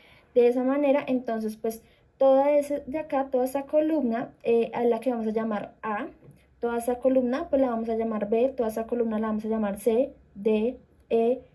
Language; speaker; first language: Spanish; native; Spanish